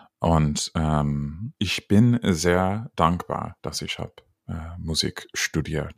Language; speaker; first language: German; non-native, learner; English